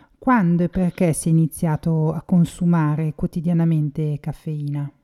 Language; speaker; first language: Italian; native; Italian